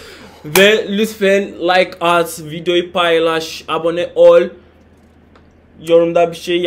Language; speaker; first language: Turkish; non-native, learner; English